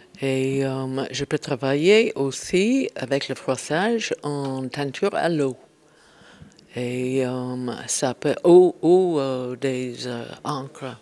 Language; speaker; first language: French; non-native, fluent; English